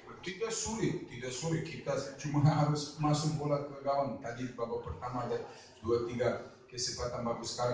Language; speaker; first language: Indonesian; non-native, fluent; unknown